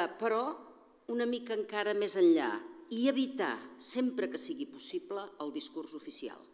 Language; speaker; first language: Catalan; native; Catalan